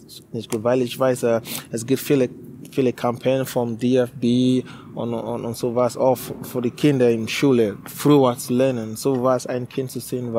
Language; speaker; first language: German; non-native, learner; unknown